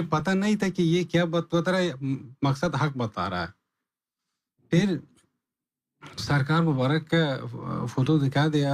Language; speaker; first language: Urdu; non-native, learner; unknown